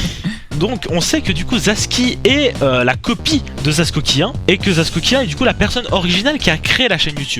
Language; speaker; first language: French; native; French